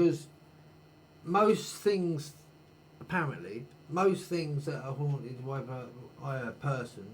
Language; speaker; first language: English; native; English